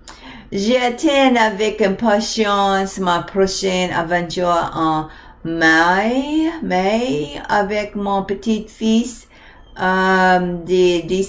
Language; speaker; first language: French; non-native, learner; English